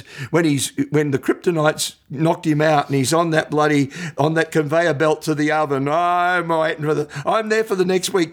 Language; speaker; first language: English; native; English